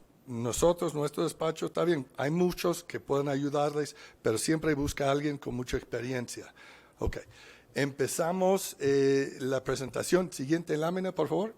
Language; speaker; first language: Spanish; non-native, fluent; English